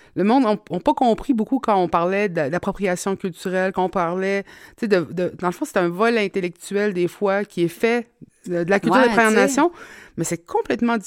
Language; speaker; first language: French; native; French